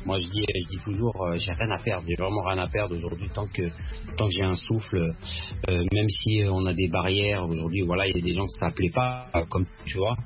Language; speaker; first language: French; early bilingual, other home language; Arabic